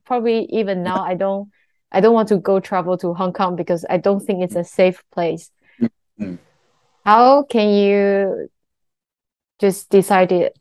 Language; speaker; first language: English; non-native, learner; Chinese